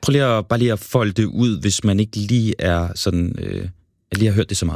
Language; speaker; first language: Danish; non-native, fluent; English